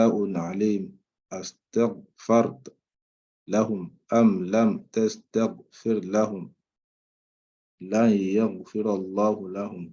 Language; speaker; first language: Arabic; non-native, fluent; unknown